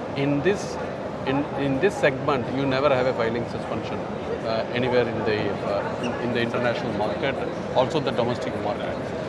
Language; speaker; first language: English; non-native, local second language; Tamil